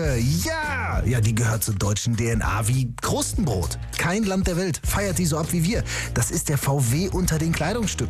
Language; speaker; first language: German; native; German